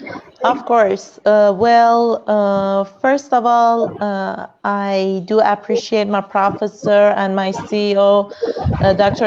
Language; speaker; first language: English; non-native, fluent; Persian